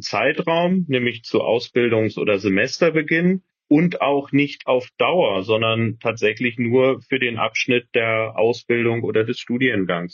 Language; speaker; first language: German; native; German